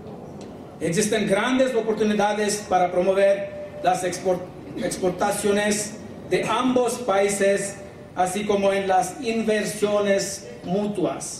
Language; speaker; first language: Spanish; non-native, learner; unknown